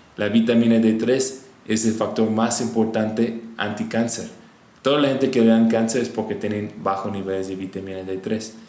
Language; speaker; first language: Spanish; non-native, fluent; English